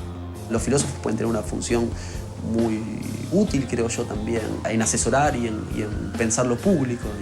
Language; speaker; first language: Spanish; native; Spanish